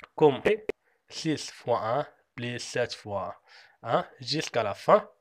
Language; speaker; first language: French; non-native, local second language; Arabic